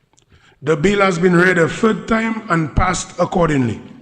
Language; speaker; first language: English; native; English